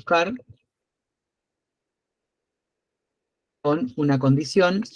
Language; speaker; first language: Spanish; native; Spanish